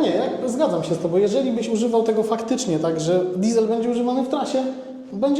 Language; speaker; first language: Polish; native; Polish